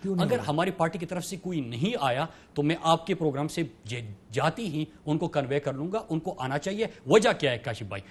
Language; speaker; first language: Urdu; non-native, local second language; Pashto